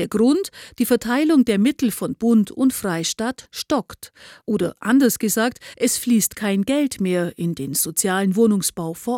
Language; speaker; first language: German; native; German